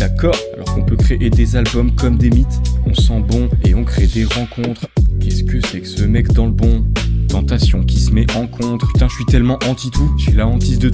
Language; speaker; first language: French; native; French